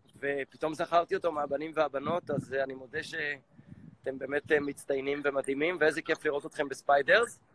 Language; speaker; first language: Hebrew; native; Hebrew